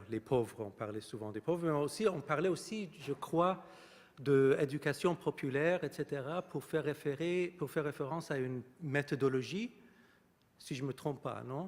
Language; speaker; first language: French; non-native, fluent; Arabic